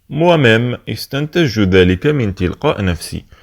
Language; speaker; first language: Arabic; native; Arabic